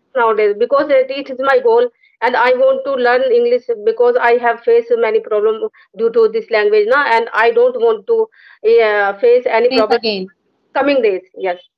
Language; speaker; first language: English; non-native, learner; Hindi